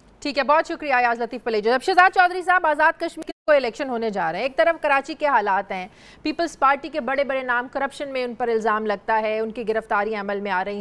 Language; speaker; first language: Urdu; native; Urdu